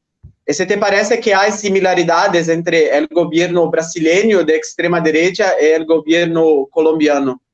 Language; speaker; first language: Spanish; non-native, fluent; Portuguese